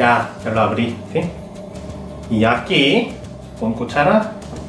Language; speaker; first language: Spanish; non-native, learner; Korean